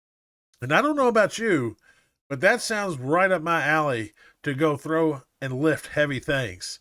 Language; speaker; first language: English; native; English